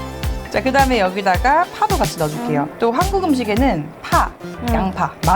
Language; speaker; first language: Korean; native; Korean